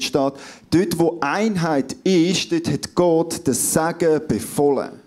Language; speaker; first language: German; native; German